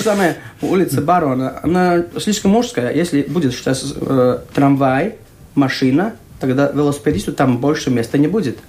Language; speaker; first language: Russian; non-native, local second language; Latvian